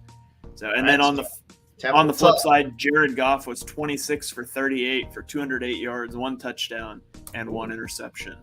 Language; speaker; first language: English; native; English